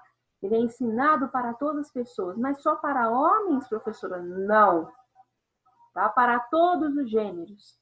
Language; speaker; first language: Portuguese; native; Portuguese